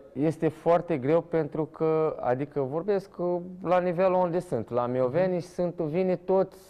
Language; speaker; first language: Romanian; non-native, fluent; Portuguese